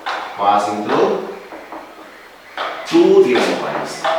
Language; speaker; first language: English; non-native, local second language; Tamil